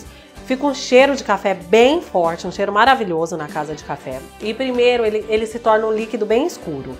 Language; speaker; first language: Portuguese; native; Portuguese